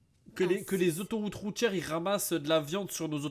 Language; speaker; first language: French; native; French